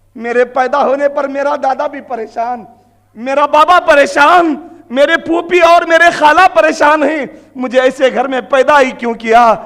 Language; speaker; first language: Urdu; native; Urdu